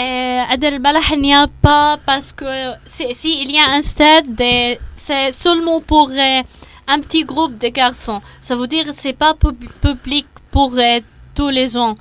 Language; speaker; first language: French; non-native, learner; Arabic